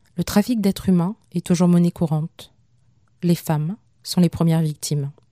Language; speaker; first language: French; non-native, local second language; Malagasy